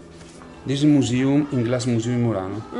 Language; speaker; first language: English; non-native, learner; Italian